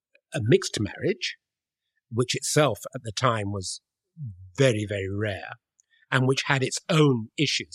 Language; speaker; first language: English; native; English